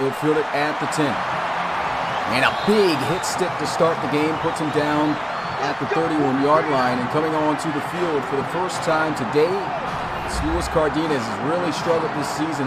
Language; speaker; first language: English; native; English